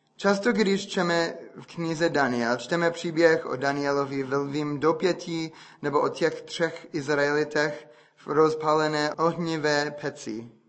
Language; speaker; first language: Czech; non-native, fluent; English